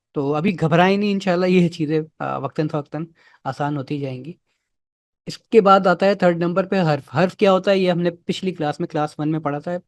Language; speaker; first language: Urdu; native; Urdu